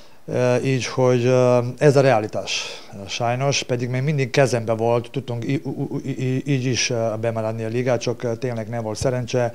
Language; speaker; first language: Hungarian; non-native, learner; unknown